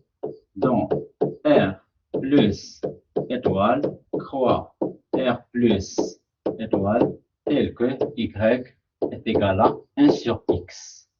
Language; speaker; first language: French; non-native, local second language; Arabic